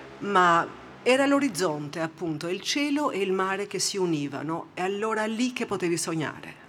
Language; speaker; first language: Italian; non-native, local second language; Albanian